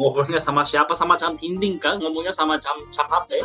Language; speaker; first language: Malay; non-native, fluent; Korean